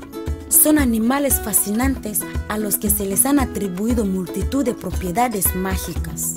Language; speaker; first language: Spanish; native; Spanish